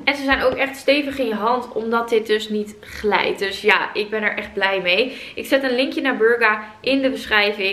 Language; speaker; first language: Dutch; native; Dutch